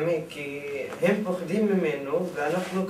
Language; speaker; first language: Hebrew; non-native, local second language; Arabic